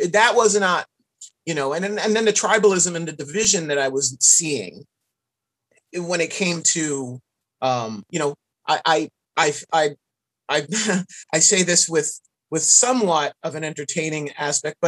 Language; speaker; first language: English; native; English